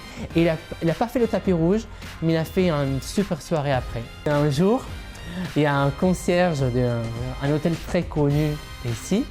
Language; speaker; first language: French; non-native, fluent; Italian